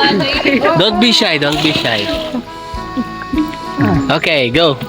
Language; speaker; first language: English; non-native, local second language; Filipino